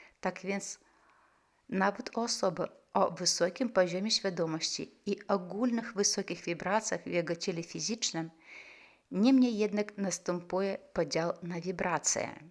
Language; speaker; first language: Polish; non-native, fluent; Russian